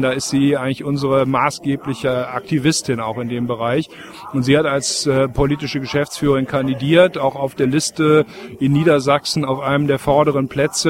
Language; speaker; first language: German; native; German